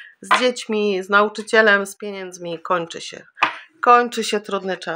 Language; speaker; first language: Polish; native; Polish